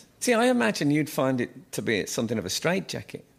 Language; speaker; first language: English; native; English